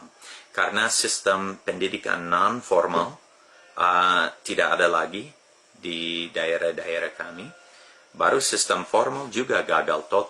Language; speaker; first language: Indonesian; non-native, fluent; English